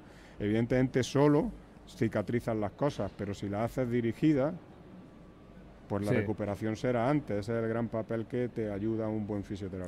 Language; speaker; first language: Spanish; native; Spanish